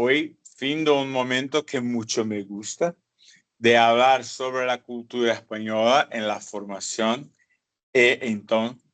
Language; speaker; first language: Spanish; non-native, fluent; Portuguese